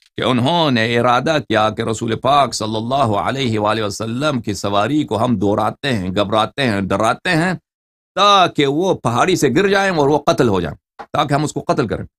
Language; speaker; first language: Urdu; non-native, fluent; Persian